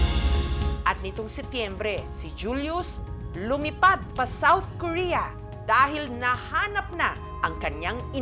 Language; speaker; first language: Filipino; native; Filipino